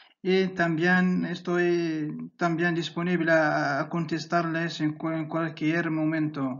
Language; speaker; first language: Spanish; non-native, fluent; Arabic